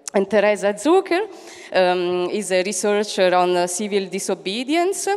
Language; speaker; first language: English; non-native, fluent; Italian